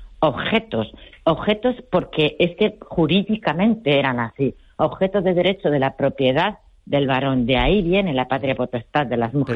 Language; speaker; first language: Spanish; native; Spanish